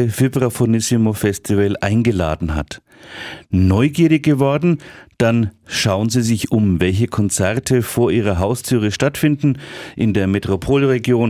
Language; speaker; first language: German; native; German